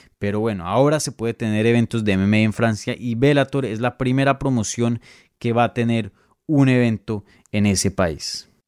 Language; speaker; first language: Spanish; native; Spanish